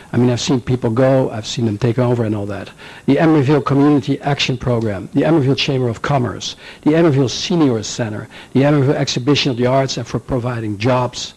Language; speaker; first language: English; non-native, fluent; Dutch